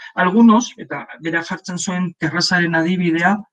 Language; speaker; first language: Spanish; non-native, local second language; Basque